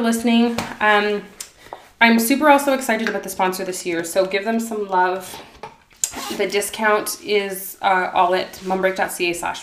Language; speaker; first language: English; native; English